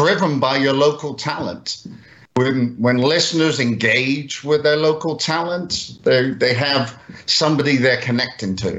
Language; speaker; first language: English; native; English